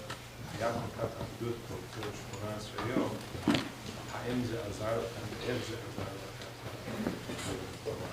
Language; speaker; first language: Hebrew; non-native, fluent; English